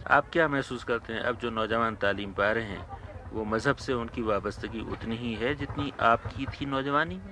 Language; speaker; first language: Urdu; native; Urdu